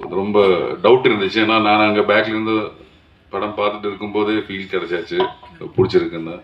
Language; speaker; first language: Tamil; non-native, learner; Malayalam